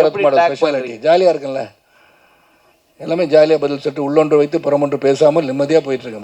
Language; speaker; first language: Tamil; native; Tamil